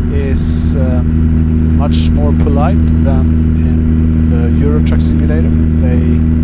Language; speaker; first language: English; non-native, fluent; Swedish